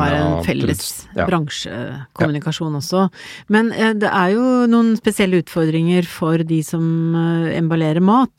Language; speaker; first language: Norwegian; native; Norwegian